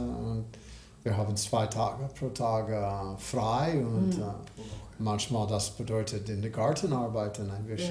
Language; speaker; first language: German; non-native, learner; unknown